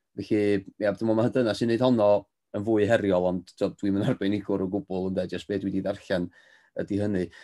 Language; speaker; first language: Welsh; native; Welsh